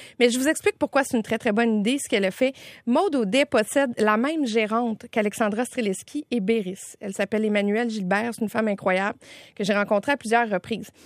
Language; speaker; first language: French; native; French